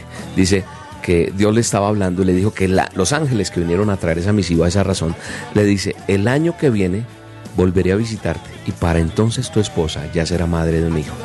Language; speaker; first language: Spanish; native; Spanish